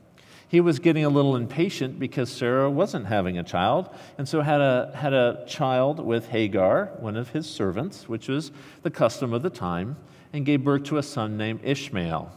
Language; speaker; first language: English; native; English